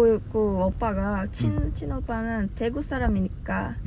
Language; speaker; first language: Korean; non-native, fluent; Filipino